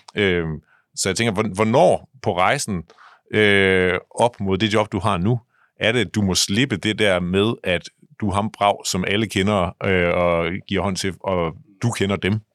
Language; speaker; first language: Danish; native; Danish